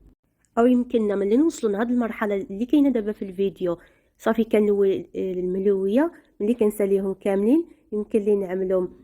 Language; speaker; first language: Arabic; native; Arabic